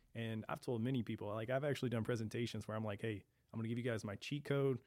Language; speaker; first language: English; native; English